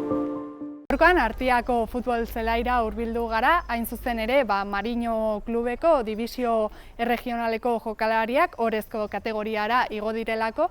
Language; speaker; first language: Basque; native; Basque